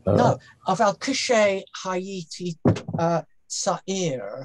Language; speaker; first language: Hebrew; non-native, learner; English